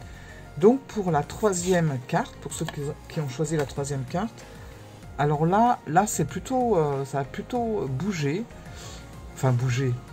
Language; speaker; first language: French; native; French